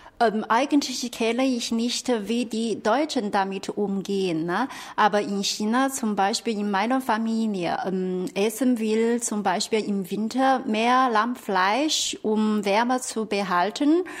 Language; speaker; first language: German; non-native, fluent; Chinese